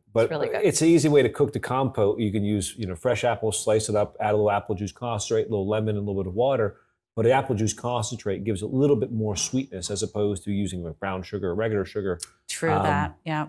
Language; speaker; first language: English; native; English